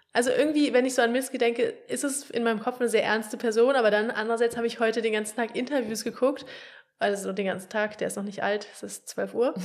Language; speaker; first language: German; native; German